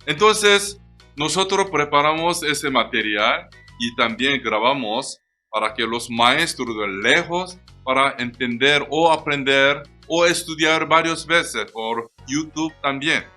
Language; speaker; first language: Spanish; non-native, learner; Korean